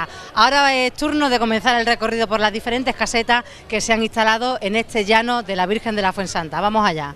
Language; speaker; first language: Spanish; native; Spanish